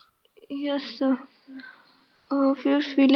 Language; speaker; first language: German; non-native, learner; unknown